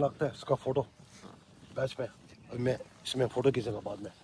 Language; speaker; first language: Hindi; non-native, local second language; Tibetan